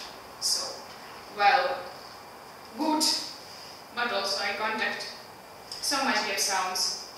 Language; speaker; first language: English; non-native, learner; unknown